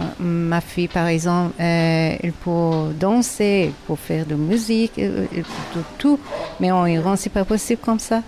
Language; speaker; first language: French; non-native, learner; Persian